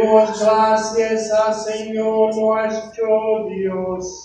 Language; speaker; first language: Spanish; non-native, learner; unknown